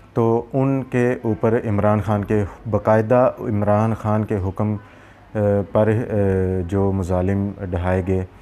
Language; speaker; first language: Urdu; non-native, local second language; Punjabi